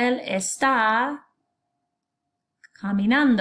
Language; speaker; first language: Spanish; non-native, fluent; English